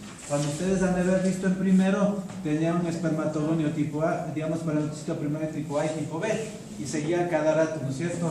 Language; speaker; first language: Spanish; native; Spanish